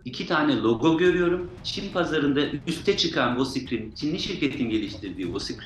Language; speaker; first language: Turkish; native; Turkish